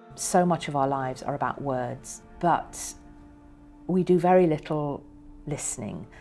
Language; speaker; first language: English; early bilingual, other home language; Persian